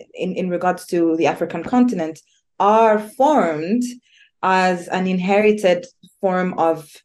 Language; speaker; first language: English; non-native, local second language; Kinyarwanda